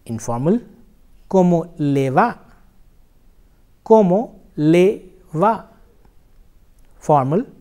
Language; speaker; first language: Spanish; non-native, fluent; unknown